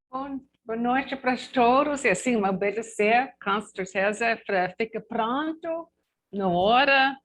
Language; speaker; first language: Portuguese; non-native, learner; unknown